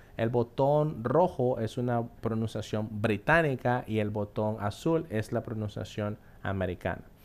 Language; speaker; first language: Spanish; native; Spanish